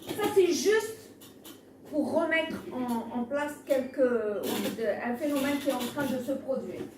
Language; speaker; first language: French; non-native, local second language; Arabic